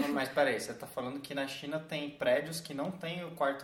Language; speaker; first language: Portuguese; native; Portuguese